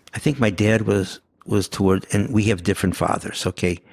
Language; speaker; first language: English; early bilingual, other home language; Yiddish